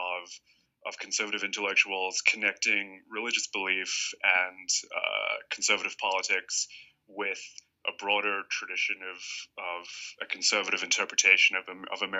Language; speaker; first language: English; native; English